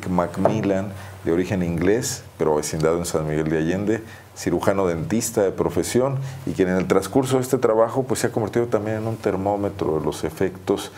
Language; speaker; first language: Spanish; native; Spanish